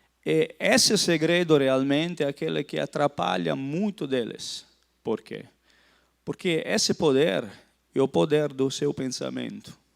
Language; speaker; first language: Portuguese; non-native, fluent; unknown